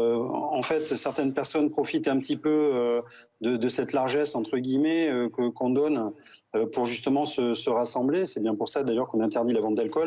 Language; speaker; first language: French; native; French